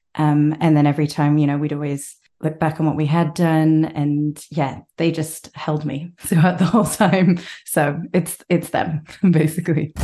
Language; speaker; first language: English; native; English